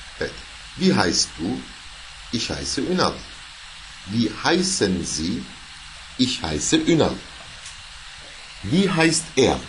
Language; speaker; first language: German; non-native, fluent; Turkish